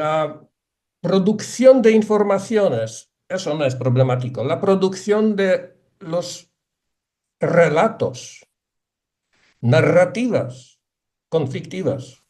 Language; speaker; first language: Spanish; non-native, fluent; Polish